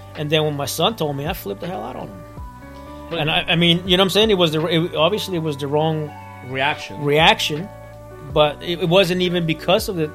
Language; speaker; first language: English; early bilingual, other home language; Spanish